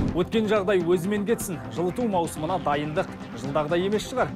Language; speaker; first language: Kazakh; native; Kazakh